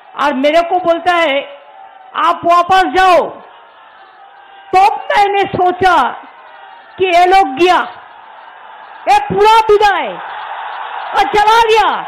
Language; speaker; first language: Hindi; non-native, local second language; Bangla